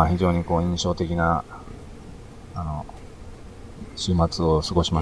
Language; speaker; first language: Japanese; native; Japanese